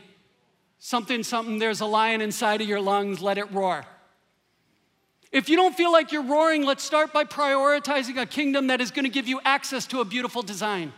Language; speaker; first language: English; native; English